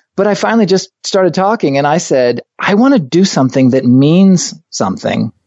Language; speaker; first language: English; native; English